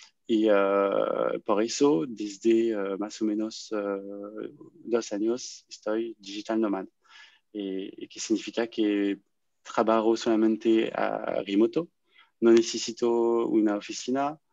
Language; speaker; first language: Spanish; non-native, learner; French